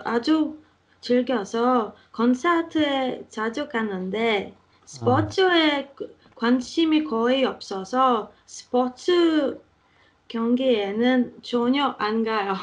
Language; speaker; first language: Korean; non-native, learner; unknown